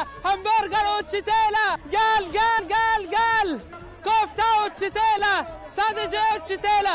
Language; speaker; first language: Turkish; non-native, learner; Arabic